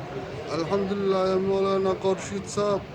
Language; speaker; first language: Arabic; non-native, local second language; Somali